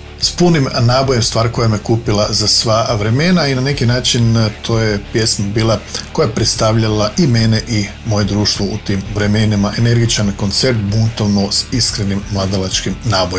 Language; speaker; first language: Croatian; native; Croatian